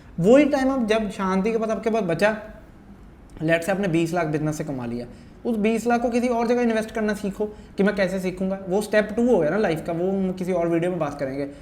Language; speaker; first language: Hindi; native; Hindi